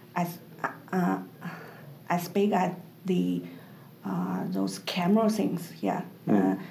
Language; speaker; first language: English; non-native, learner; Chinese